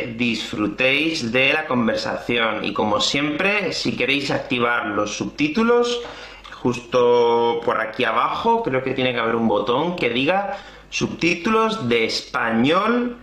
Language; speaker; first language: Spanish; native; Spanish